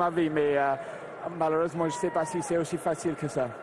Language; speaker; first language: French; non-native, fluent; English